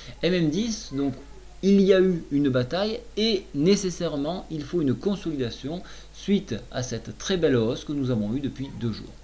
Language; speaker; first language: French; native; French